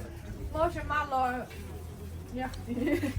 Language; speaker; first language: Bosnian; non-native, learner; Chinese